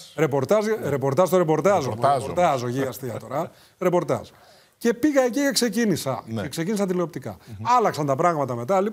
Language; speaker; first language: Greek; native; Greek